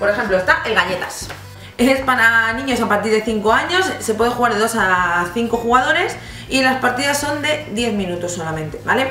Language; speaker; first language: Spanish; native; Spanish